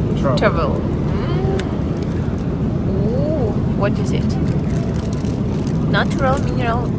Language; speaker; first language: English; non-native, learner; Russian